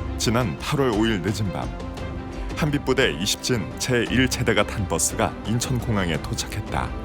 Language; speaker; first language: Korean; native; Korean